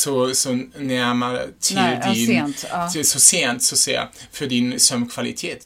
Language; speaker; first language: Swedish; non-native, fluent; German